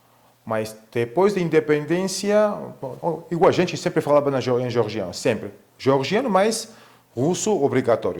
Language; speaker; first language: Portuguese; non-native, fluent; Georgian